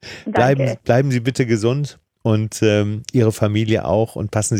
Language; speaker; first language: German; native; German